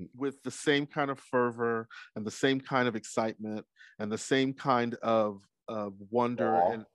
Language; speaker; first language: English; native; English